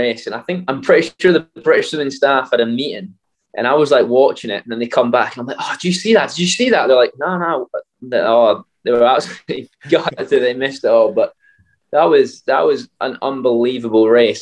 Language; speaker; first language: English; native; English